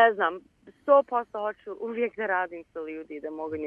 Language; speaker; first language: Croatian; early bilingual, heritage; Bosnian